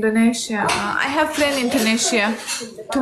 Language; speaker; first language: English; non-native, learner; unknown